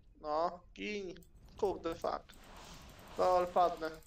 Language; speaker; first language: Polish; native; Polish